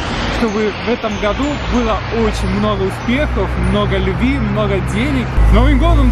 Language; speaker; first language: Russian; non-native, fluent; Spanish